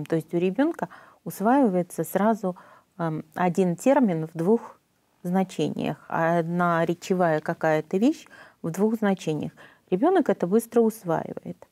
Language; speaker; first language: Russian; native; Russian